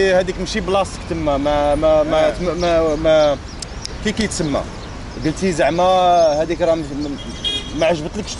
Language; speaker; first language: Arabic; early bilingual, heritage; Arabic